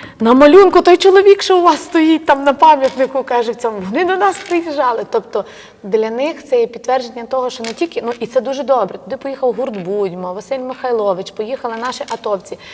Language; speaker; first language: Ukrainian; native; Ukrainian